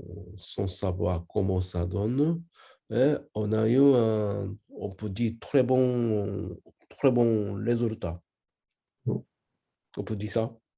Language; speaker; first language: French; non-native, learner; Japanese